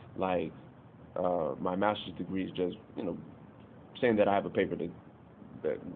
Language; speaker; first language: English; native; English